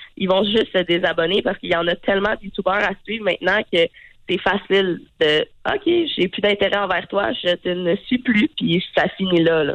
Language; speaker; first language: French; native; French